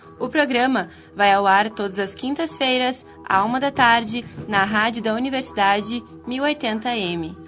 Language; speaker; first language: Portuguese; native; Portuguese